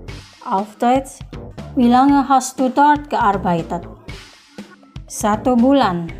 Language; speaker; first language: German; non-native, fluent; Indonesian